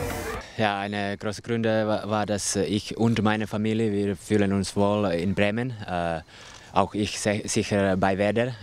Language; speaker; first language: German; non-native, fluent; Finnish